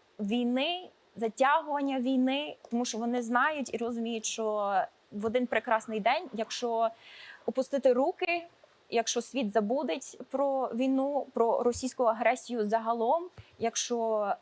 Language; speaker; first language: Ukrainian; early bilingual, heritage; Ukrainian